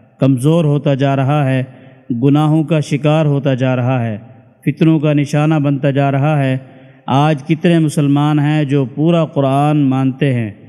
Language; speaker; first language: Urdu; native; Urdu